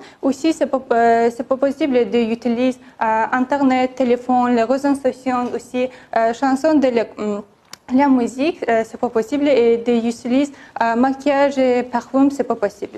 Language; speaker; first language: French; non-native, learner; Azerbaijani